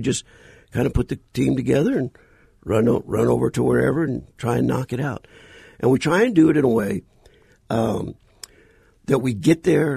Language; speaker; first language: English; native; English